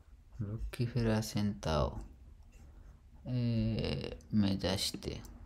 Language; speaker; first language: Japanese; non-native, fluent; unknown